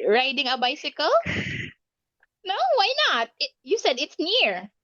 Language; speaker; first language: English; non-native, local second language; Filipino